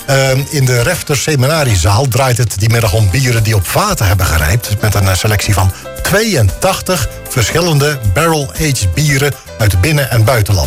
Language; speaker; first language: Dutch; native; Dutch